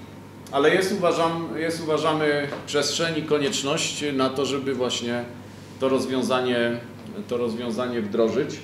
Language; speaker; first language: Polish; native; Polish